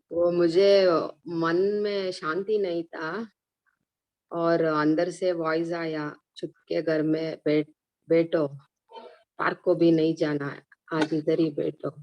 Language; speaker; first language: Hindi; non-native, local second language; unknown